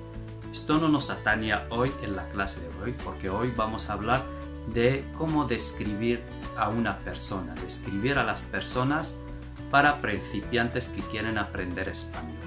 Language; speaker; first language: Spanish; non-native, fluent; Arabic